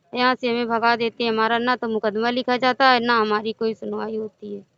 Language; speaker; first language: Hindi; native; Hindi